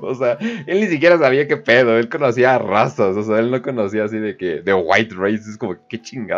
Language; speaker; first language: Spanish; native; Spanish